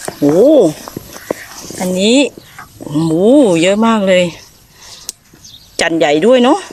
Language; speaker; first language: Thai; native; Thai